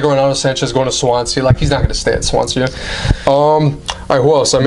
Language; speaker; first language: English; native; English